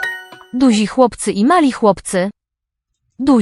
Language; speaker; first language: Polish; non-native, learner; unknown